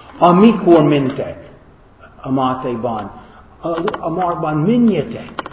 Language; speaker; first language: Hungarian; non-native, fluent; English